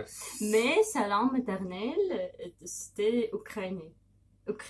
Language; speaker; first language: French; non-native, learner; Russian